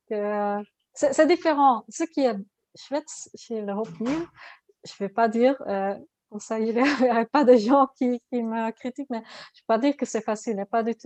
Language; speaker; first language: French; non-native, learner; Dutch